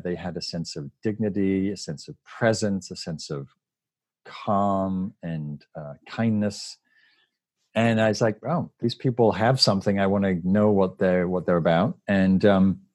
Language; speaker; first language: English; native; English